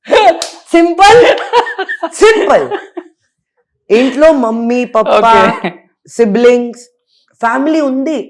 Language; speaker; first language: Telugu; non-native, learner; Hindi